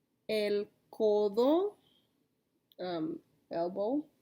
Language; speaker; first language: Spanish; early bilingual, heritage; Spanish